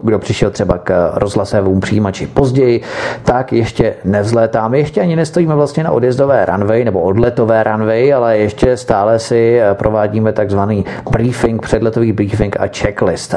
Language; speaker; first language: Czech; native; Czech